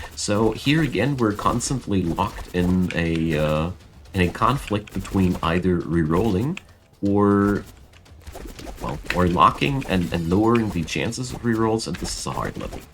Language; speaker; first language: English; non-native, fluent; German